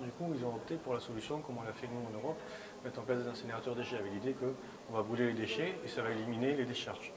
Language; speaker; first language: French; native; French